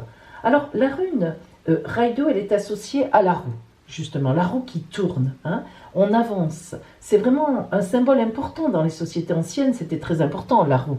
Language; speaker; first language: French; native; French